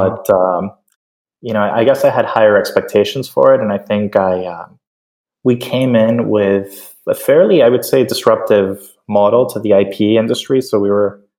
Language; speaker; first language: English; early bilingual, other home language; Spanish